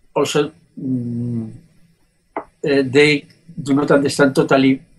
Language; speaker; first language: English; non-native, fluent; Spanish